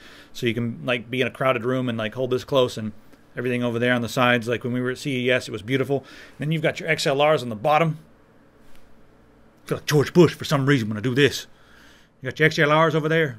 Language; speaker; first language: English; native; English